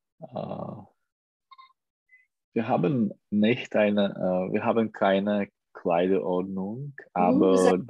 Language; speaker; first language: German; non-native, learner; Czech